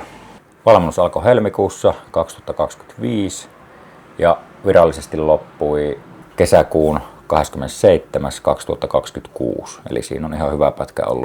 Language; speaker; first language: Finnish; native; Finnish